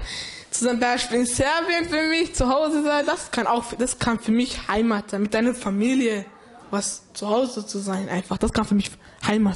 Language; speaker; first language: German; early bilingual, other home language; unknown